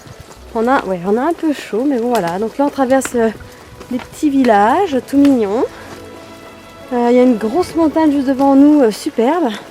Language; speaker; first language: French; native; French